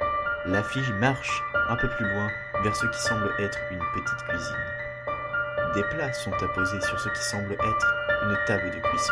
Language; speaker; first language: French; native; French